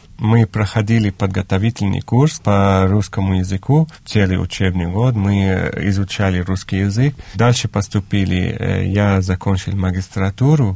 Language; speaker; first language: Russian; non-native, fluent; Arabic